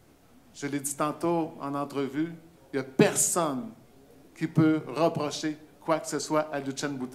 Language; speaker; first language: French; native; French